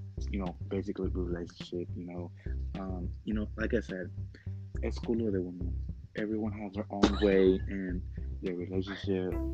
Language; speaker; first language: English; early bilingual, other home language; Spanish